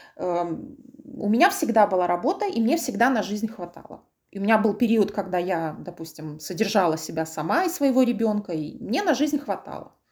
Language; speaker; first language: Russian; native; Russian